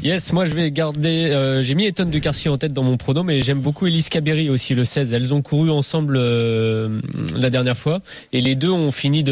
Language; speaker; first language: French; native; French